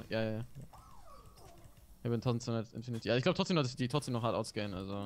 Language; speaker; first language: German; native; German